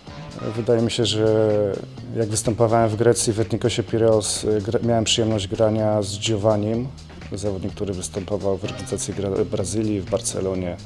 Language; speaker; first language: Polish; native; Polish